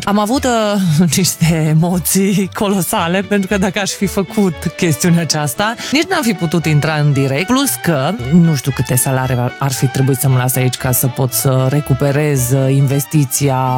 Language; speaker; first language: Romanian; native; Romanian